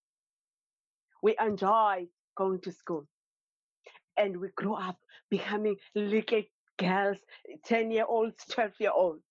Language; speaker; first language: English; non-native, local second language; Xhosa